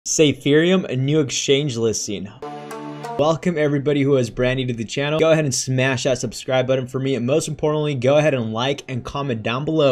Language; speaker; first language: English; native; English